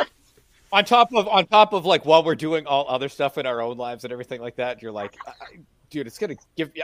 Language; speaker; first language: English; native; English